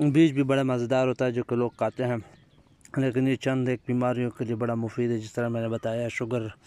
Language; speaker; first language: Urdu; non-native, local second language; Pashto